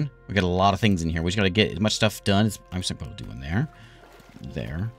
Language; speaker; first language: English; native; English